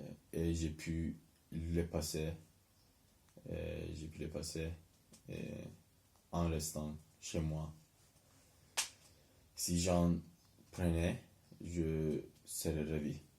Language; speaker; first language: French; non-native, learner; Turkish